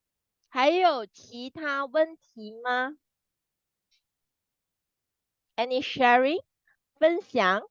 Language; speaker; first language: Chinese; non-native, fluent; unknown